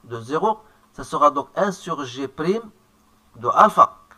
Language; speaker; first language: French; non-native, local second language; Arabic